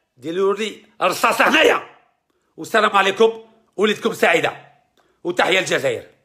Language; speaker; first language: Arabic; early bilingual, heritage; Arabic